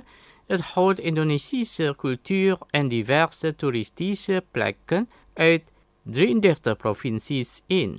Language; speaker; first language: Dutch; non-native, learner; Indonesian